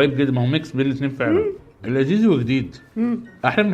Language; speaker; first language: Arabic; native; Arabic